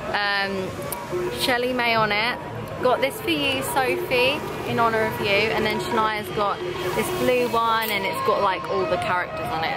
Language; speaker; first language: English; native; English